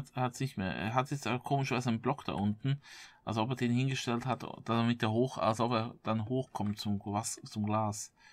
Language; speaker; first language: German; native; German